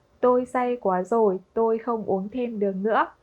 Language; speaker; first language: Vietnamese; non-native, fluent; Korean